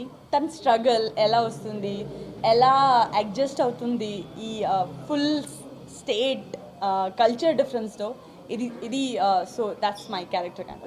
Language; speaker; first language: Telugu; non-native, local second language; Gujarati